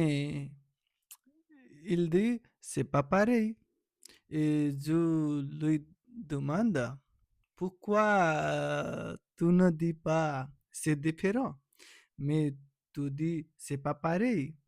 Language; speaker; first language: French; non-native, learner; Nepali